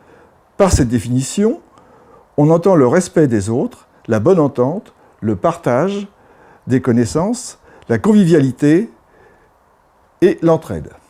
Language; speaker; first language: French; native; French